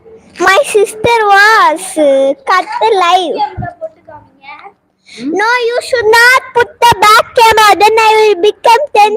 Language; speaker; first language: English; non-native, learner; Tamil